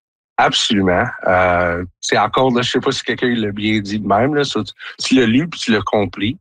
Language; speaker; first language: French; native; French